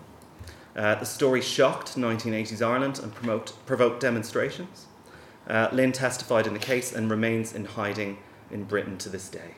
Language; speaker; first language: English; native; English